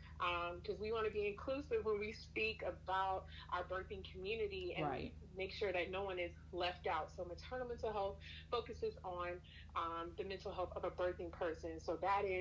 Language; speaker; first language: English; native; English